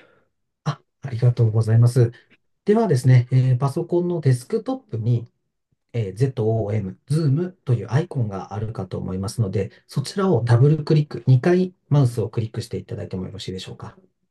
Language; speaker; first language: Japanese; native; Japanese